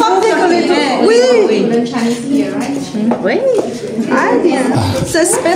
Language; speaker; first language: French; non-native, fluent; Chinese